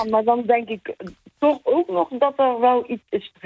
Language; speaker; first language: Dutch; native; Dutch